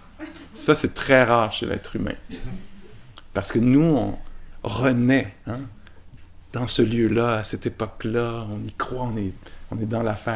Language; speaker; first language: French; native; French